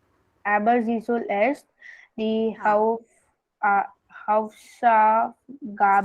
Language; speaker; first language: German; non-native, learner; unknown